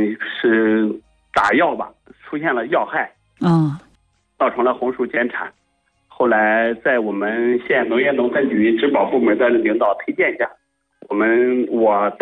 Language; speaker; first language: Chinese; native; Chinese